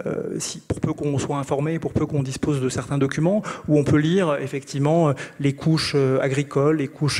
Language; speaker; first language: French; native; French